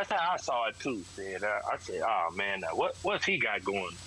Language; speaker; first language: English; native; English